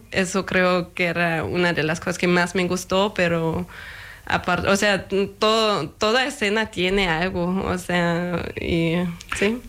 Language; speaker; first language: Spanish; non-native, fluent; German